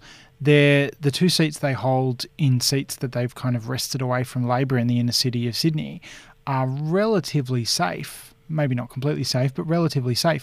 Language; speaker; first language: English; native; English